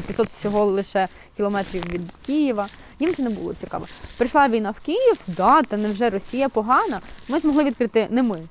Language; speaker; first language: Ukrainian; non-native, local second language; Russian